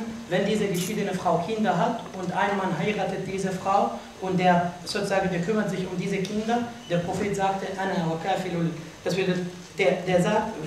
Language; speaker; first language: German; non-native, fluent; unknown